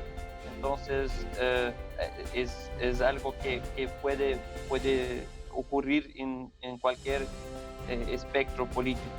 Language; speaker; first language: Spanish; non-native, fluent; Portuguese